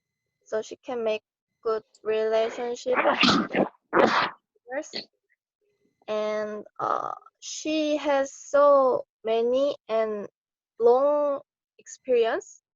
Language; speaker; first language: English; non-native, learner; Korean